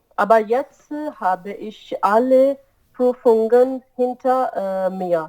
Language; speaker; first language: German; non-native, learner; Urdu